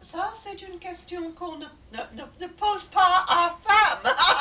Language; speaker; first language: French; non-native, learner; English